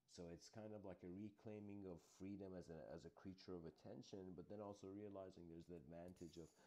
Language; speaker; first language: English; native; English